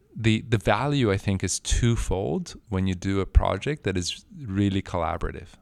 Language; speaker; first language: English; non-native, fluent; Spanish